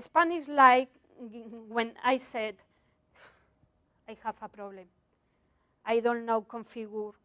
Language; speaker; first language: English; non-native, learner; Spanish